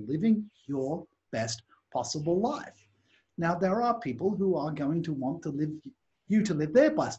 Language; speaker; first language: English; native; English